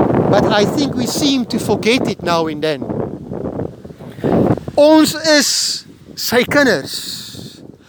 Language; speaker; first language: English; non-native, local second language; Afrikaans